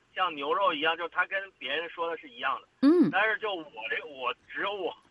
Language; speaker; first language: Chinese; native; Chinese